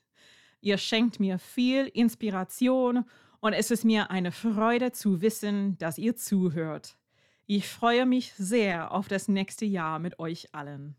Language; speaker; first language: German; non-native, fluent; English